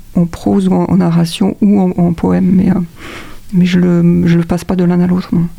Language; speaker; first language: French; native; French